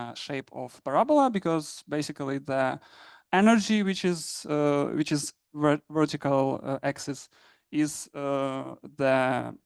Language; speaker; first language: English; non-native, fluent; Ukrainian